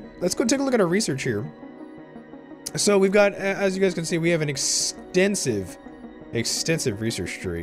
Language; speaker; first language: English; native; English